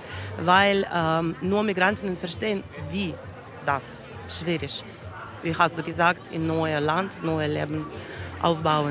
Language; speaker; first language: German; non-native, learner; Russian